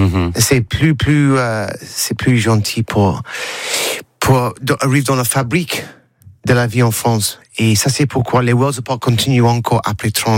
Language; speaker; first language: French; non-native, learner; English